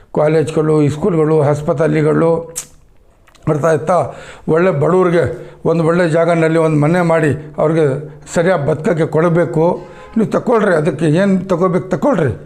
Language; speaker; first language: Kannada; non-native, local second language; Urdu